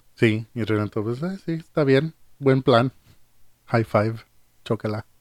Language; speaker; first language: Spanish; early bilingual, heritage; Spanish